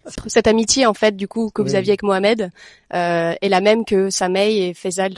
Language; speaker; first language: French; native; French